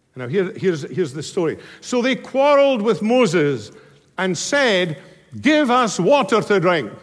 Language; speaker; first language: English; native; English